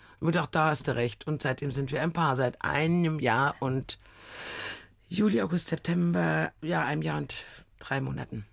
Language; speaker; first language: German; native; German